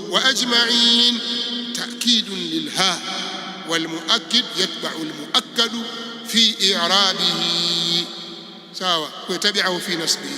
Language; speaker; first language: Arabic; non-native, fluent; Swahili